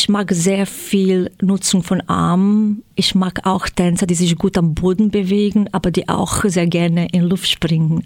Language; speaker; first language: German; non-native, fluent; Croatian